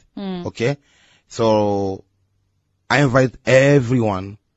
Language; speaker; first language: English; non-native, learner; Lingala